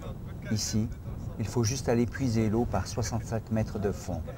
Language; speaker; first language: French; native; French